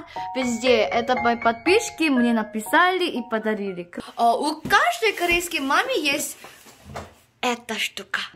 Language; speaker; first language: Russian; non-native, fluent; Korean